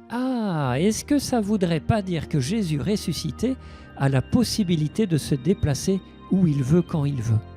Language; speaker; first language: French; native; French